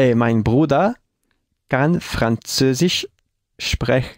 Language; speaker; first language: German; non-native, learner; Spanish